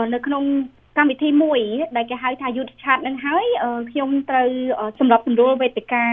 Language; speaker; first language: Khmer; native; Khmer